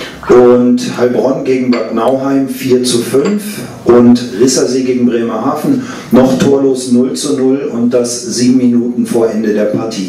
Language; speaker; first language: German; native; German